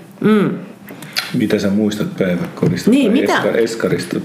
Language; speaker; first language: Finnish; non-native, fluent; Spanish